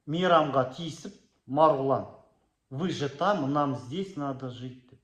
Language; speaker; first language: Russian; non-native, local second language; Kazakh